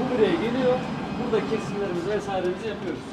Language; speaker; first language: Turkish; native; Turkish